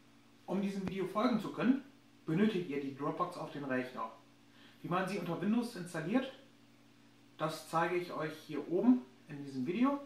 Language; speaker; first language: German; native; German